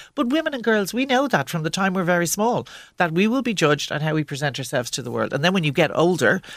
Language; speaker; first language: English; native; English